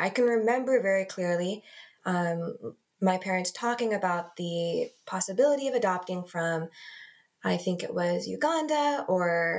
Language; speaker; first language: English; native; English